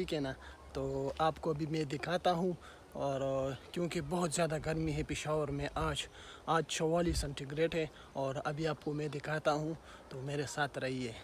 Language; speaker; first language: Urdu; non-native, local second language; Pashto